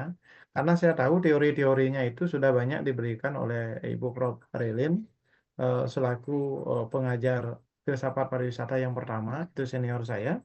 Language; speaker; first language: Indonesian; non-native, local second language; Balinese